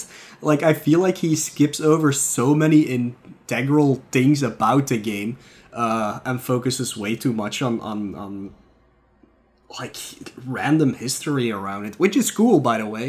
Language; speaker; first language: English; non-native, fluent; Dutch